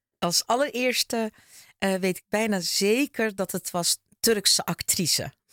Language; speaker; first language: Dutch; early bilingual, other home language; Turkish